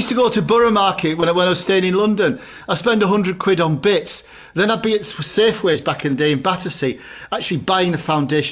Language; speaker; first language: English; native; English